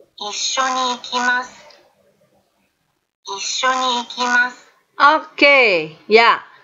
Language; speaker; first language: Japanese; non-native, fluent; Indonesian